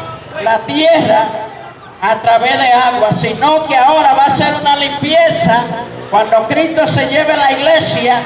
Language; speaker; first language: Spanish; native; Spanish